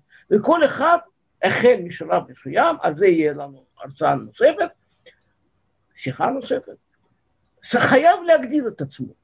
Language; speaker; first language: Hebrew; non-native, fluent; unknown